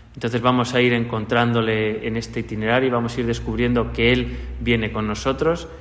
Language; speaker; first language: Spanish; native; Spanish